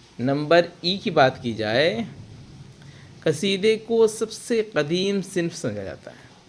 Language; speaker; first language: Urdu; native; Urdu